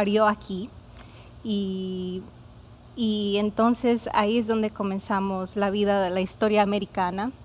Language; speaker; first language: Spanish; early bilingual, heritage; Spanish